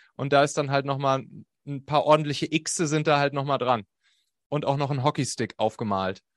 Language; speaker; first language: German; native; German